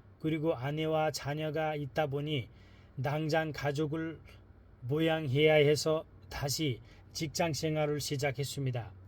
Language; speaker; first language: Korean; non-native, fluent; Nepali